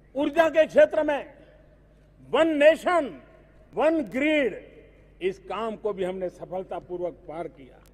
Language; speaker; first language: Hindi; non-native, local second language; Gujarati